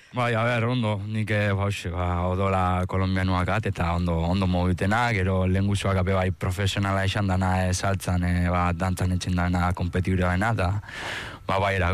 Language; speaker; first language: Basque; native; Basque